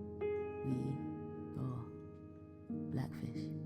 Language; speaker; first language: English; native; English